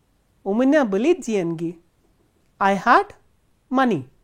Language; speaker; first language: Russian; non-native, fluent; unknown